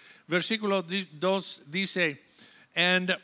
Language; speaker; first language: Spanish; non-native, learner; English